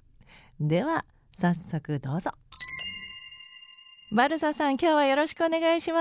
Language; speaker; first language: Japanese; native; Japanese